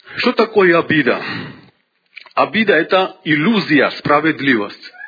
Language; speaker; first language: Russian; non-native, local second language; Georgian